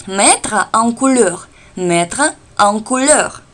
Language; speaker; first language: French; non-native, fluent; Russian